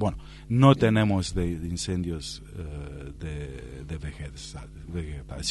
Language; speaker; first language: Spanish; non-native, fluent; Romanian